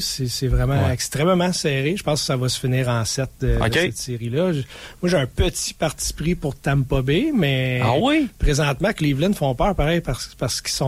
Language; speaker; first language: French; native; French